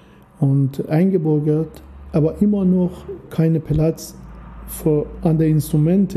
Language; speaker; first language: German; non-native, fluent; Persian